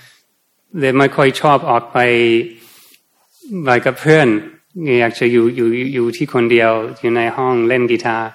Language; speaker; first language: Thai; non-native, fluent; English